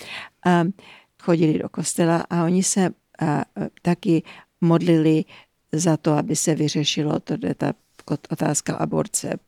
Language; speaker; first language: Czech; early bilingual, heritage; Czech